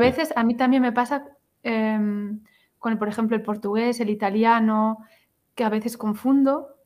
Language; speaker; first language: Spanish; native; Spanish